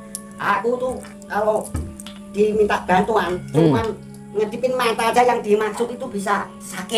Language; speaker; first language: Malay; non-native, local second language; Javanese